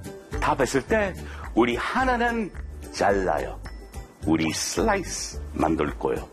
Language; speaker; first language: Korean; non-native, learner; English